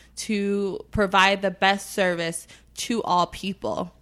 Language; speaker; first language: English; native; English